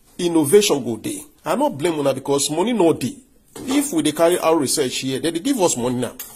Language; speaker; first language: Nigerian Pidgin; non-native, local second language; Yoruba